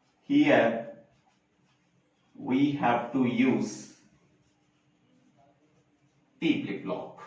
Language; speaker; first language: English; non-native, local second language; Telugu